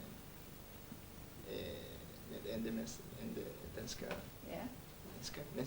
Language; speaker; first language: Danish; non-native, learner; Spanish